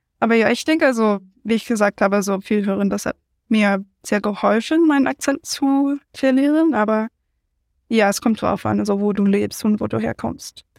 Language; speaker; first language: German; non-native, fluent; English